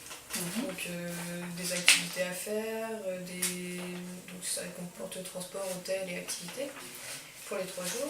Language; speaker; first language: French; native; French